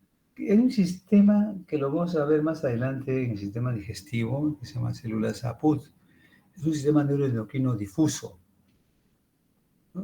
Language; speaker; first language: Spanish; native; Spanish